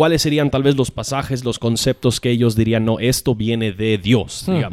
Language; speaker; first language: Spanish; non-native, fluent; English